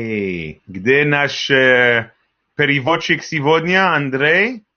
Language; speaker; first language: Russian; non-native, learner; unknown